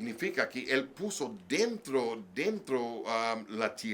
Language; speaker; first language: Spanish; non-native, learner; English